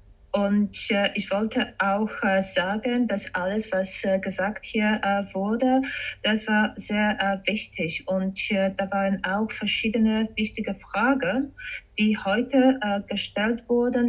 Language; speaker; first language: German; non-native, fluent; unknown